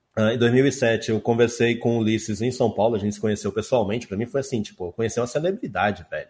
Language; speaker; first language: Portuguese; native; Portuguese